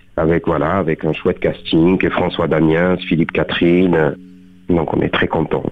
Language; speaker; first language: French; native; French